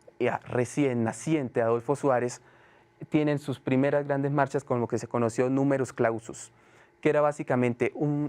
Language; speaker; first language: Spanish; native; Spanish